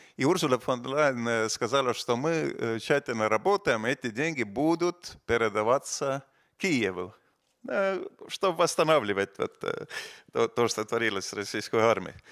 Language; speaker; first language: Russian; non-native, fluent; Estonian